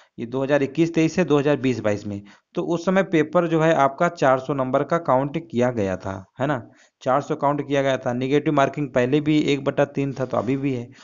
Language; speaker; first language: Hindi; native; Hindi